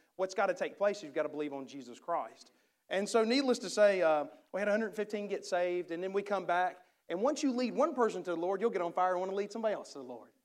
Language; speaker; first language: English; native; English